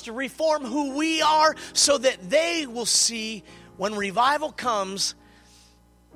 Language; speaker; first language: English; native; English